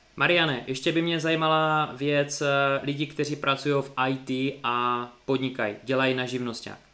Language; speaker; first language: Czech; native; Czech